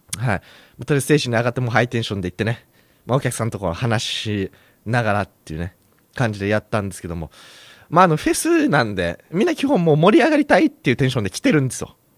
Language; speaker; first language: Japanese; native; Japanese